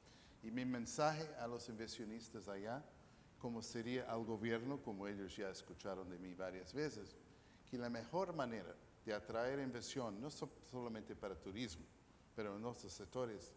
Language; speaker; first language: Spanish; non-native, fluent; English